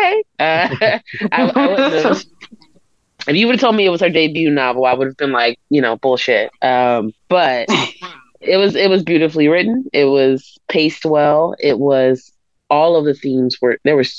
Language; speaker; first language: English; native; English